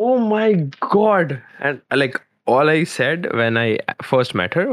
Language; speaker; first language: English; non-native, local second language; Bangla